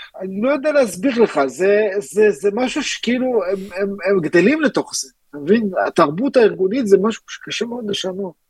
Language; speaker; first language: Hebrew; early bilingual, other home language; Russian